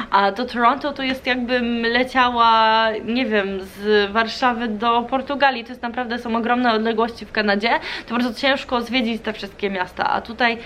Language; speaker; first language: Polish; early bilingual, other home language; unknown